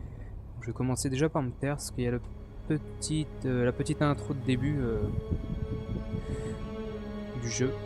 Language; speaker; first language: French; native; French